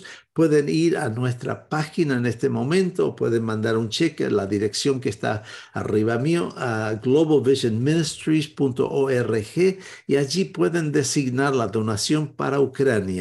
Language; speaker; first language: Spanish; non-native, fluent; English